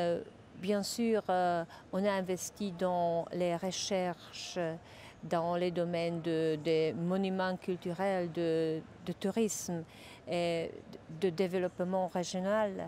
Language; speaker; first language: French; non-native, fluent; Czech